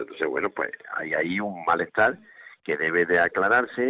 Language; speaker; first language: Spanish; native; Spanish